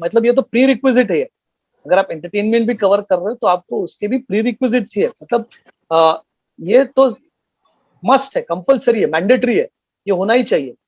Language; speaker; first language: Hindi; non-native, local second language; Marathi